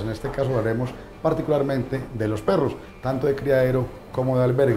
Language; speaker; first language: Spanish; native; Spanish